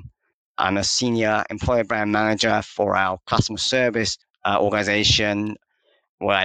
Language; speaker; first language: English; native; English